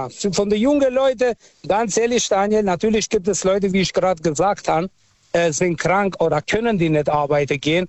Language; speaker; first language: German; non-native, fluent; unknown